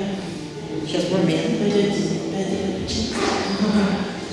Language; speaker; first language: Russian; non-native, learner; French